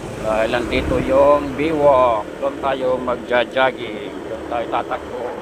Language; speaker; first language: Filipino; non-native, local second language; Waray